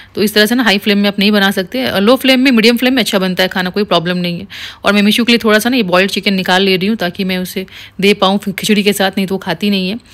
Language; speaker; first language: Hindi; native; Hindi